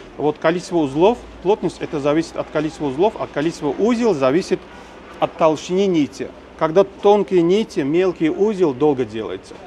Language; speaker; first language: Russian; non-native, local second language; Tajik